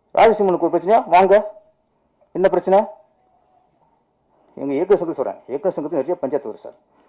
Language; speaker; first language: Tamil; native; Tamil